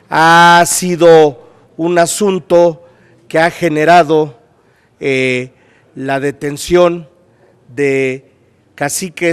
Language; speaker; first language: Spanish; native; Spanish